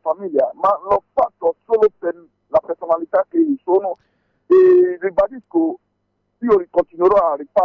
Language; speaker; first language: Italian; non-native, fluent; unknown